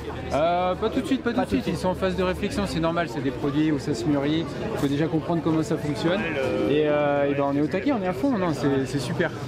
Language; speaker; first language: French; native; French